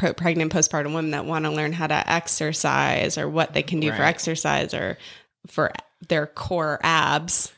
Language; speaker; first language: English; native; English